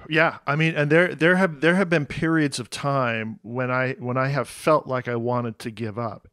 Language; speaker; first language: English; native; English